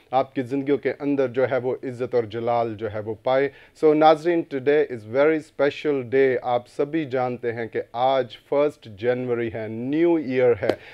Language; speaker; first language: Urdu; non-native, local second language; Punjabi